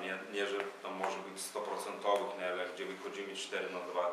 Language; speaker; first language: Polish; non-native, fluent; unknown